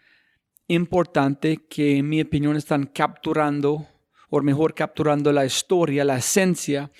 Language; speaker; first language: Spanish; non-native, fluent; English